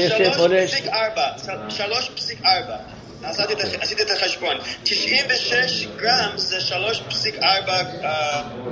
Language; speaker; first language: Hebrew; non-native, fluent; English